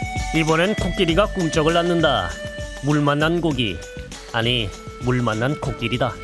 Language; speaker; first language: Korean; native; Korean